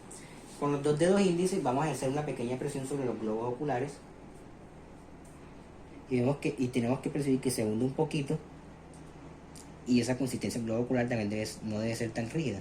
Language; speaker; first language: Spanish; native; Spanish